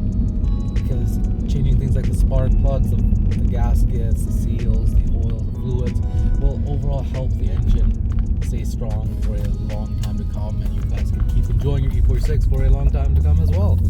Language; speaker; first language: English; native; English